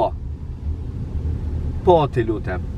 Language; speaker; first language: Albanian; non-native, learner; Turkish